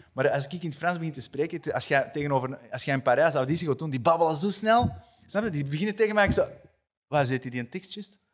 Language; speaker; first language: Dutch; native; Dutch